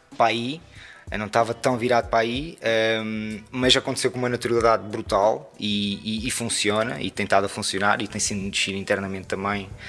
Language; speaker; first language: Portuguese; native; Portuguese